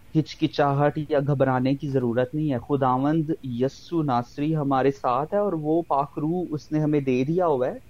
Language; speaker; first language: Urdu; non-native, local second language; Punjabi